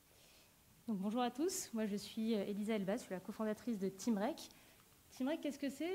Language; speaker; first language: French; native; French